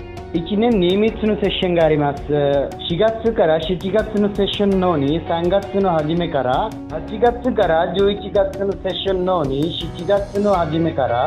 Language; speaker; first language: Japanese; non-native, learner; Bangla